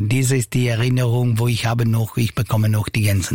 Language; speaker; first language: German; non-native, local second language; Italian